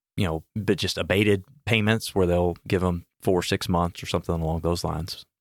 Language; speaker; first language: English; native; English